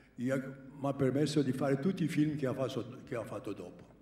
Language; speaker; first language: Italian; non-native, learner; Greek